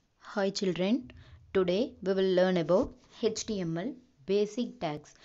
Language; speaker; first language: English; non-native, local second language; Tamil